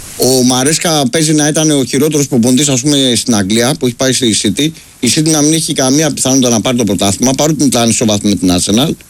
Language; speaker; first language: Greek; native; Greek